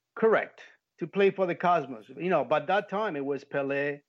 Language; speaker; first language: English; early bilingual, heritage; Spanish